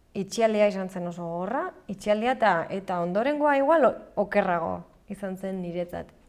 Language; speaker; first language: Basque; native; Basque